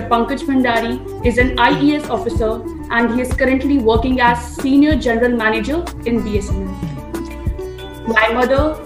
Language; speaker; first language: English; non-native, local second language; Hindi